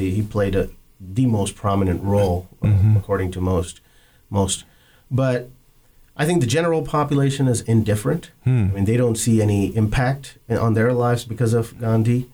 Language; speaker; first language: English; non-native, local second language; Kannada